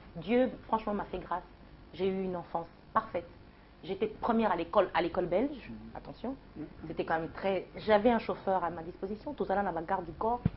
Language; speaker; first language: French; non-native, local second language; Lingala